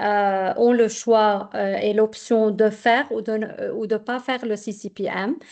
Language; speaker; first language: French; non-native, fluent; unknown